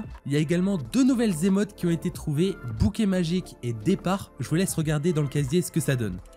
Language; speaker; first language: French; native; French